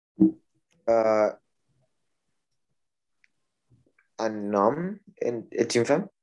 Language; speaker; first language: French; non-native, learner; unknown